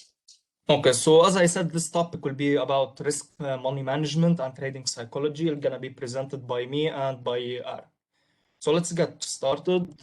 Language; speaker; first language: English; non-native, local second language; Arabic